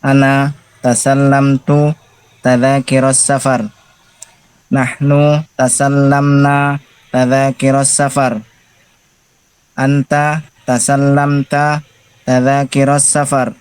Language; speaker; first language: Arabic; non-native, learner; Indonesian